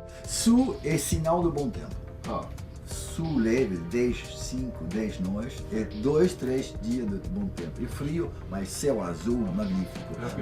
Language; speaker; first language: Portuguese; non-native, fluent; French